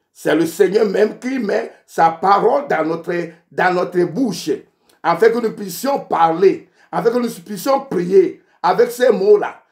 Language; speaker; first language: French; non-native, local second language; Ewe